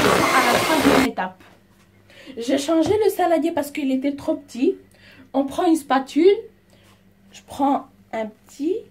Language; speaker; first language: French; non-native, fluent; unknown